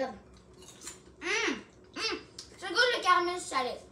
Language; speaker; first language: French; non-native, local second language; English